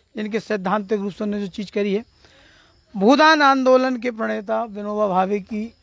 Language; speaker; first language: Hindi; native; Hindi